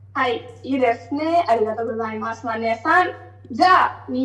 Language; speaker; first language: Japanese; non-native, fluent; Hindi